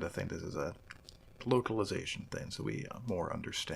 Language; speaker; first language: English; native; English